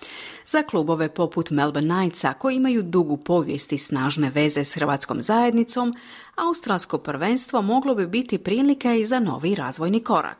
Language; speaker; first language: Croatian; native; Croatian